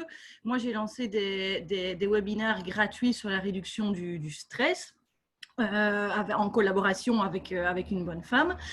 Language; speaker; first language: French; native; French